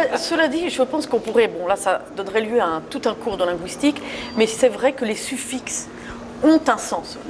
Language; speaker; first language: French; native; French